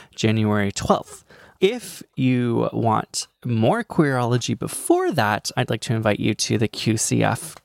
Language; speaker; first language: English; native; English